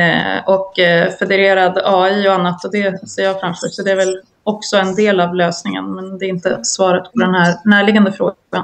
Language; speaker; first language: Swedish; native; Swedish